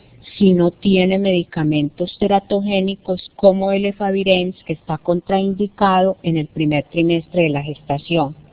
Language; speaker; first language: Spanish; native; Spanish